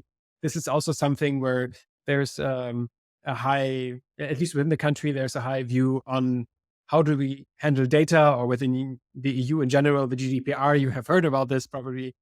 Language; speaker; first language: English; non-native, fluent; German